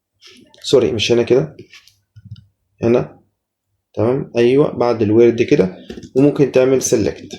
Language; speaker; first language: Arabic; native; Arabic